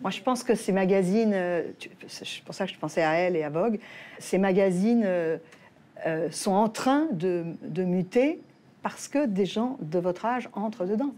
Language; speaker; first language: French; native; French